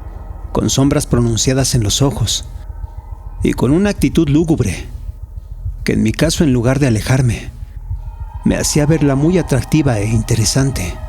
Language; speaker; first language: Spanish; native; Spanish